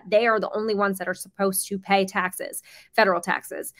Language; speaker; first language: English; native; English